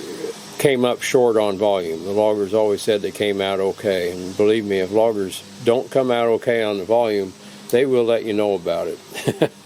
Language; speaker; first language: English; native; English